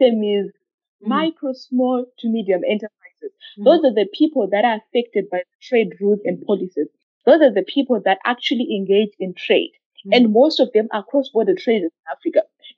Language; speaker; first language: English; non-native, local second language; Shona